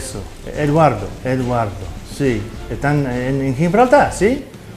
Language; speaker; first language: Spanish; non-native, fluent; English